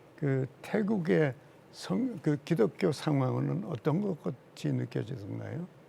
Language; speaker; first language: Korean; native; Korean